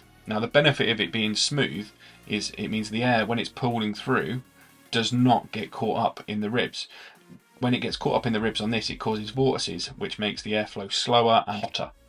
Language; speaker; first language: English; native; English